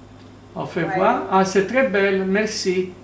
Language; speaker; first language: French; non-native, learner; Italian